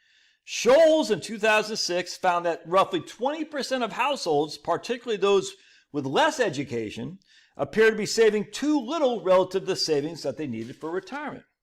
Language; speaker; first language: English; native; English